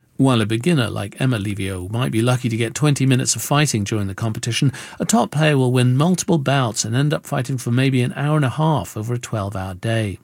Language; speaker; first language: English; native; English